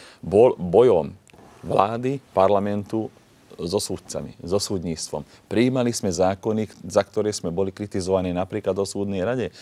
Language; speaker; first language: Slovak; non-native, local second language; Hungarian